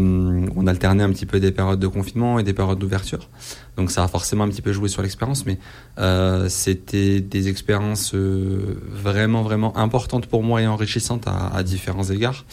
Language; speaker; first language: French; native; French